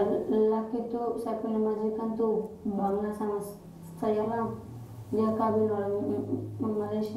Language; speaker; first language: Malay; non-native, learner; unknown